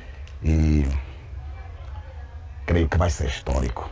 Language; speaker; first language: Portuguese; native; Portuguese